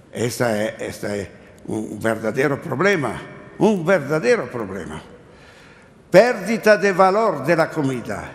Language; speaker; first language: Spanish; non-native, learner; Italian